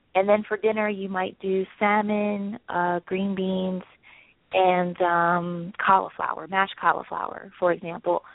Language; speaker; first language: English; native; English